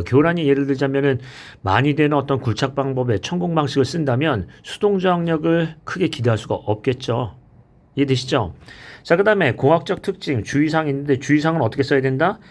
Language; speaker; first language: Korean; native; Korean